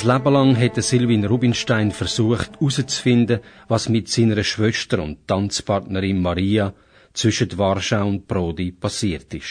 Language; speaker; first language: German; native; German